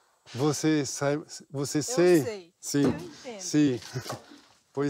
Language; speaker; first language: Portuguese; non-native, learner; French